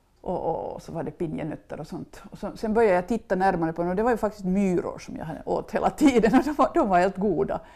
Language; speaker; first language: Swedish; native; Swedish